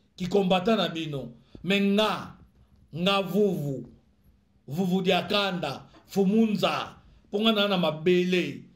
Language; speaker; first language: Lingala; native; Lingala